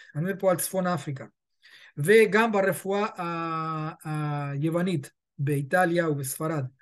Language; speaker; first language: Hebrew; early bilingual, other home language; Spanish